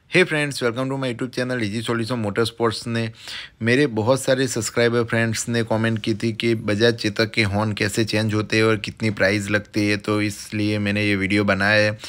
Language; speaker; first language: Hindi; native; Hindi